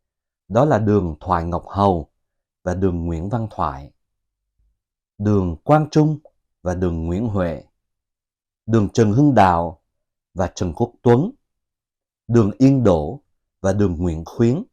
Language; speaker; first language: Vietnamese; native; Vietnamese